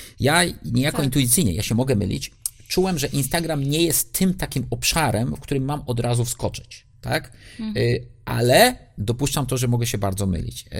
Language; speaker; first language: Polish; native; Polish